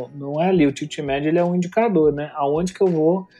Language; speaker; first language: Portuguese; native; Portuguese